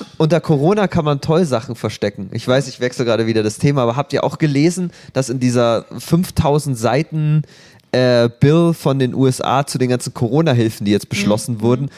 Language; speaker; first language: German; native; German